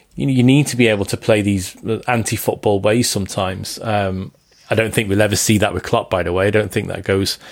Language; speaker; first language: English; native; English